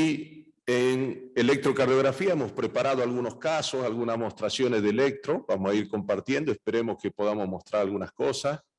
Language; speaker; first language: Spanish; native; Spanish